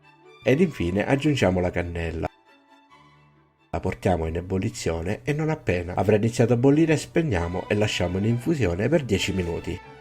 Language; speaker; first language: Italian; native; Italian